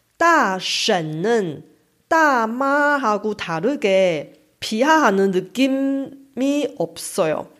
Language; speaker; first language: Korean; non-native, fluent; Chinese